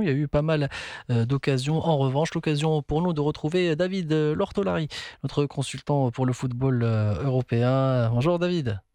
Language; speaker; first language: French; non-native, local second language; Arabic